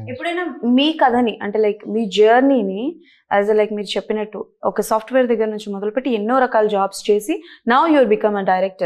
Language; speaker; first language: Telugu; native; Telugu